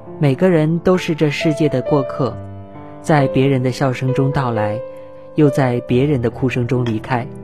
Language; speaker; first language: Chinese; native; Chinese